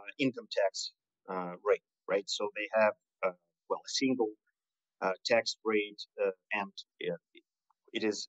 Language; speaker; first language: English; non-native, fluent; Russian